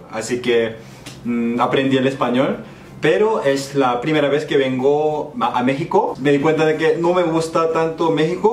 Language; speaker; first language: Spanish; non-native, fluent; Korean